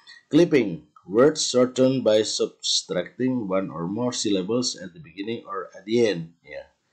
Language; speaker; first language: English; non-native, fluent; Indonesian